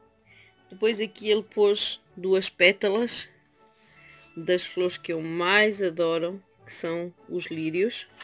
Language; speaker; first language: Portuguese; early bilingual, heritage; Portuguese